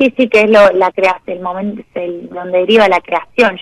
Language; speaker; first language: Spanish; native; Spanish